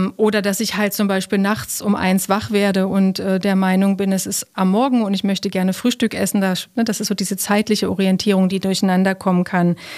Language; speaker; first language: German; native; German